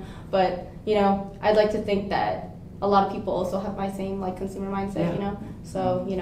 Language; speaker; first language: English; native; English